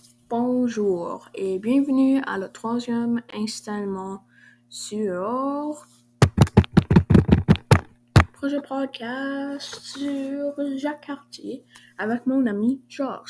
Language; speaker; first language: French; non-native, learner; English